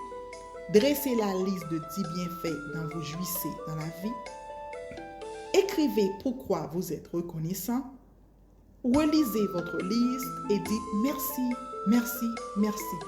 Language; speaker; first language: French; native; French